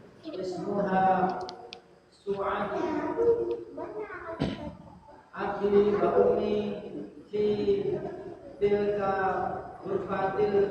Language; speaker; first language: Arabic; non-native, learner; Indonesian